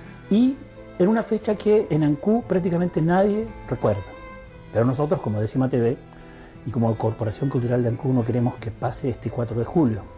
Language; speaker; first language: Spanish; native; Spanish